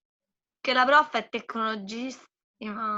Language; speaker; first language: Italian; native; Italian